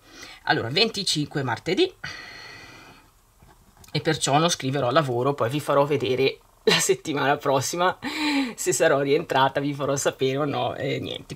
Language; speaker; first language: Italian; native; Italian